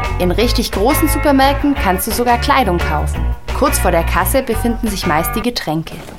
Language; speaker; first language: German; native; German